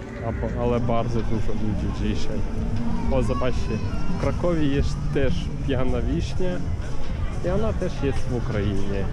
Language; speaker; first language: Polish; non-native, learner; Ukrainian